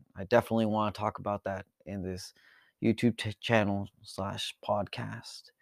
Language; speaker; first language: English; early bilingual, other home language; Spanish